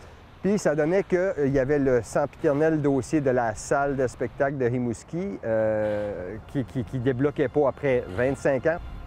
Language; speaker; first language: French; native; French